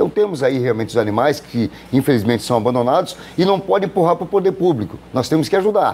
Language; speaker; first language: Portuguese; native; Portuguese